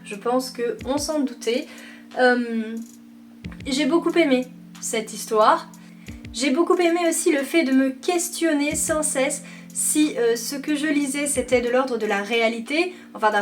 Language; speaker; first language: French; native; French